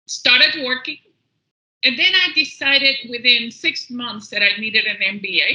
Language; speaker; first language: English; early bilingual, other home language; Spanish